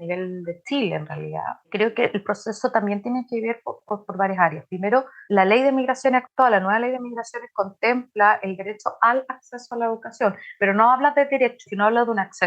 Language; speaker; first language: Spanish; native; Spanish